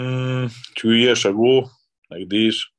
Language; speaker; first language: English; non-native, learner; Italian